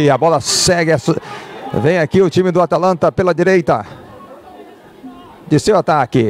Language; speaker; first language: Portuguese; native; Portuguese